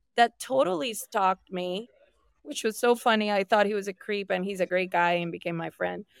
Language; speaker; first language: English; non-native, fluent; Spanish